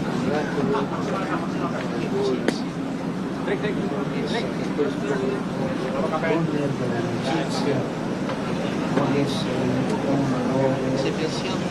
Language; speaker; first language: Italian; non-native, fluent; Spanish